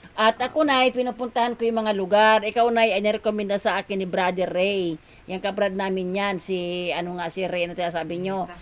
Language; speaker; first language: Filipino; non-native, local second language; Masbatenyo